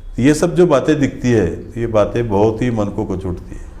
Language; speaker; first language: Hindi; non-native, local second language; Marathi